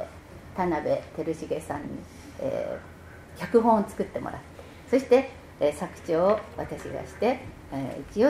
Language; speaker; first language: Japanese; native; Japanese